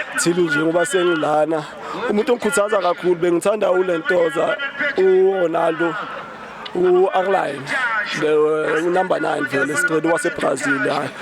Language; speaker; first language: Zulu; native; Zulu